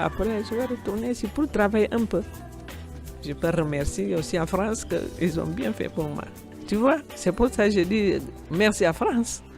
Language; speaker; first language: French; non-native, learner; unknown